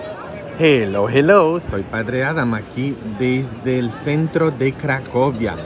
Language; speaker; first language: Spanish; non-native, fluent; Polish